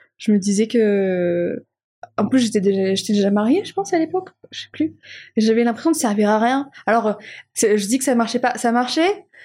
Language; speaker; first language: French; non-native, local second language; Malagasy